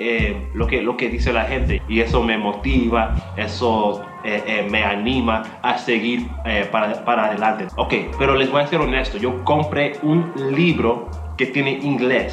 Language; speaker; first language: Spanish; non-native, fluent; English